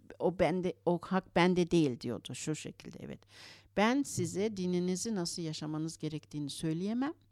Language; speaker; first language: Turkish; early bilingual, heritage; Turkish